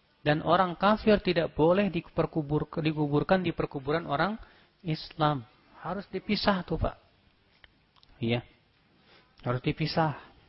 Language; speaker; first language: Indonesian; native; Indonesian